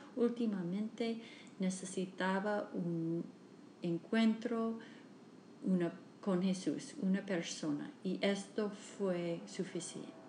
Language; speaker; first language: Spanish; non-native, learner; English